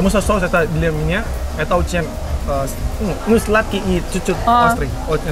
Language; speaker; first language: Russian; non-native, learner; Indonesian